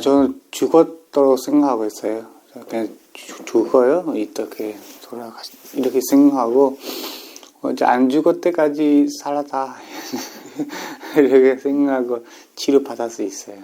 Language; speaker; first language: Korean; non-native, learner; Burmese